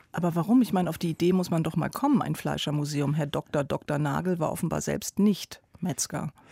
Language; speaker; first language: German; native; German